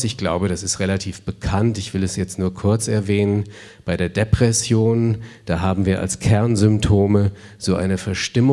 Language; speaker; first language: German; native; German